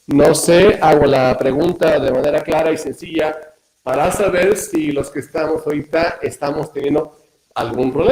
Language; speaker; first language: Spanish; native; Spanish